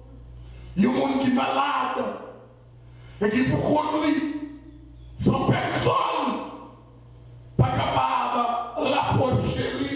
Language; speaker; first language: French; non-native, local second language; Haitian Creole